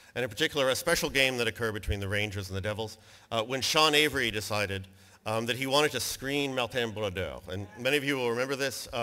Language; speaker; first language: English; native; English